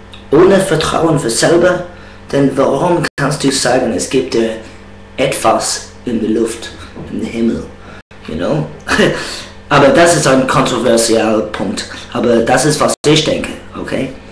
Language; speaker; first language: German; non-native, learner; English